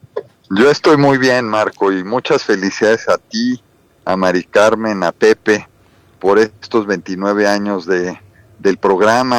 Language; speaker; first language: Spanish; native; Spanish